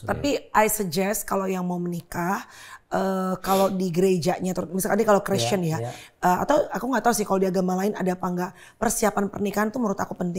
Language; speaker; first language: Indonesian; native; Indonesian